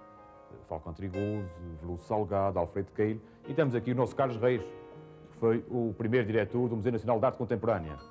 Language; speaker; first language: Portuguese; native; Portuguese